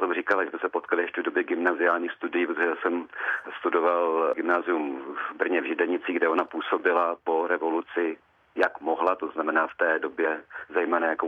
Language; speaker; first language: Czech; native; Czech